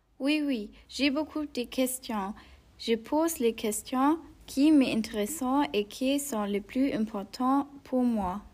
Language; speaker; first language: French; non-native, learner; German